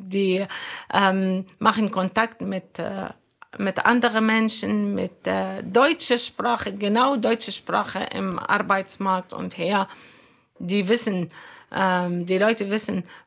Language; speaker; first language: German; non-native, learner; Arabic